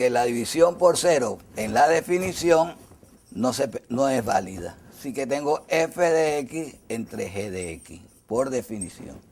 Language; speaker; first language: Spanish; native; Spanish